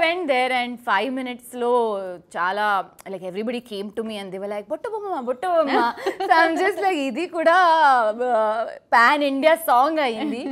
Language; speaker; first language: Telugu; non-native, fluent; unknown